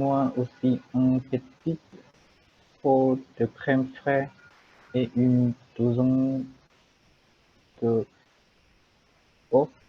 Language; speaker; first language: French; non-native, learner; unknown